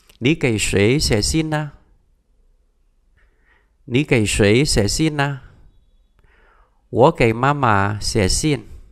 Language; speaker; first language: Chinese; non-native, fluent; Vietnamese